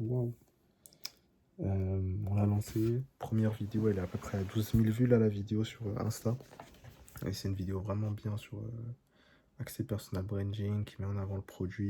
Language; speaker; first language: French; native; French